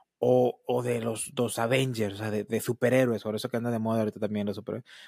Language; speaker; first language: Spanish; early bilingual, heritage; Spanish